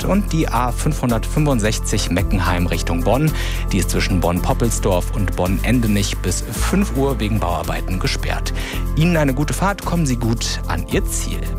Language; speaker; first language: German; native; German